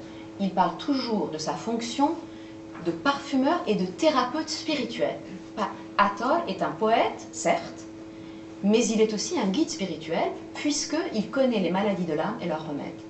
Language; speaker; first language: French; native; French